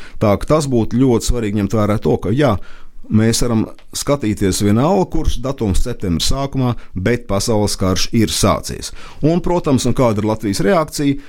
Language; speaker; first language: Latvian; native; Latvian